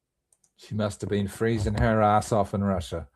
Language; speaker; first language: English; native; English